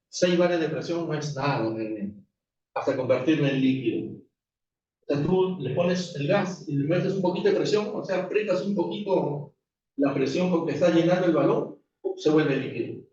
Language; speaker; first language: Spanish; native; Spanish